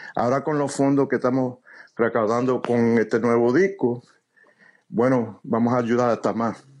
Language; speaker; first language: Spanish; early bilingual, heritage; Spanish